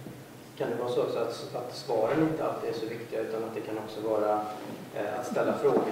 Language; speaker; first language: Swedish; native; Swedish